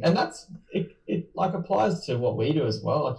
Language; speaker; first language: English; native; English